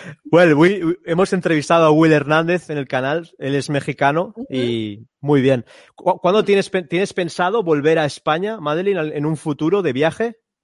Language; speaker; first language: Spanish; native; Spanish